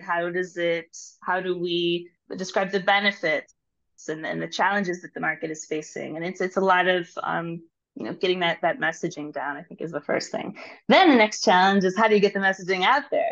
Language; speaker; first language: English; native; English